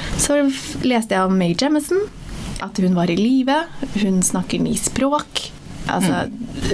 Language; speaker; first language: Norwegian; early bilingual, other home language; Somali